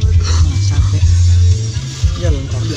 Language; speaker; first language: Indonesian; non-native, local second language; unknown